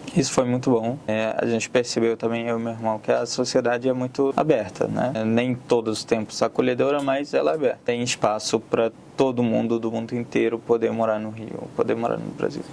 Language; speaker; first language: Portuguese; non-native, fluent; Arabic